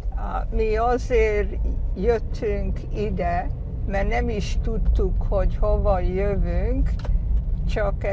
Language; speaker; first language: Hungarian; early bilingual, heritage; Hungarian